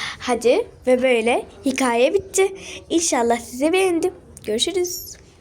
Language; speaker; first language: Turkish; early bilingual, other home language; Arabic